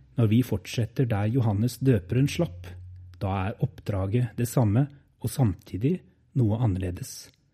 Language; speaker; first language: Norwegian; native; Norwegian